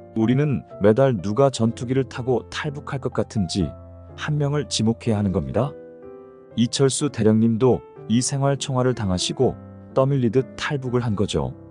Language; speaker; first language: Korean; native; Korean